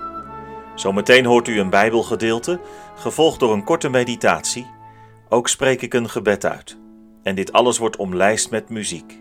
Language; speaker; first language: Dutch; native; Dutch